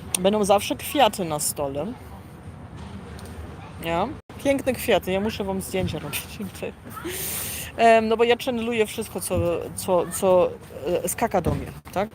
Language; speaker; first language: Polish; early bilingual, heritage; Polish